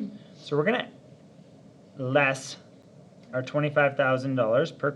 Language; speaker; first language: English; native; English